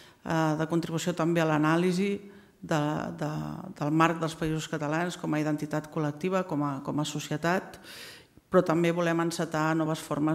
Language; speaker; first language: Catalan; native; Catalan